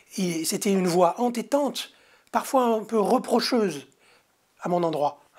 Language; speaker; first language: French; native; French